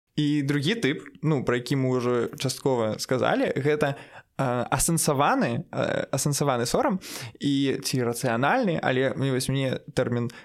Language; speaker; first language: Belarusian; non-native, local second language; Russian